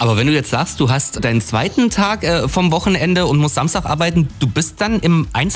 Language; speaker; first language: German; native; German